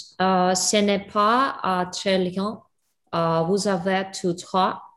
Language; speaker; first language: French; non-native, learner; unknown